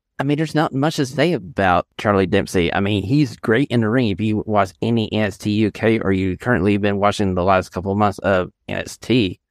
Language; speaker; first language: English; native; English